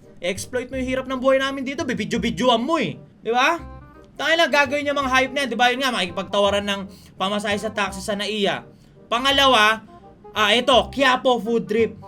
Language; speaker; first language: Filipino; native; Filipino